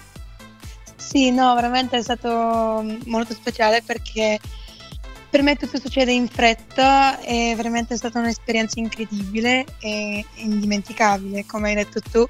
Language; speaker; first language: Italian; non-native, fluent; Bulgarian